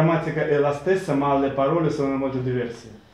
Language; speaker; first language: Italian; non-native, learner; Russian